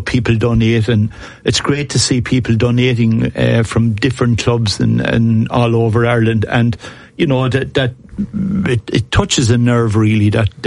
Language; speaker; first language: English; native; English